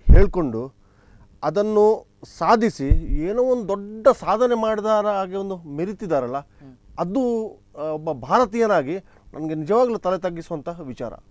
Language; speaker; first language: Kannada; native; Kannada